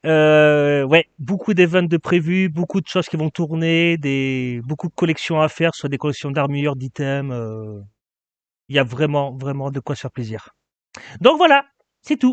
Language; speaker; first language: French; native; French